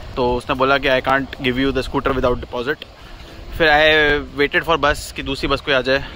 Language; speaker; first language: English; non-native, fluent; Romanian